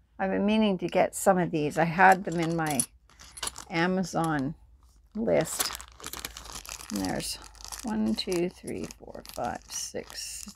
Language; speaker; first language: English; native; English